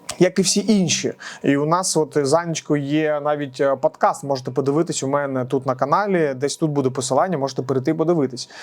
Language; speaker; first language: Ukrainian; non-native, local second language; Russian